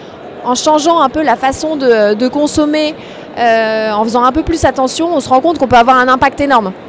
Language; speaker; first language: French; native; French